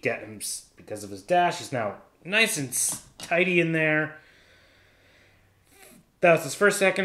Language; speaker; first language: English; native; English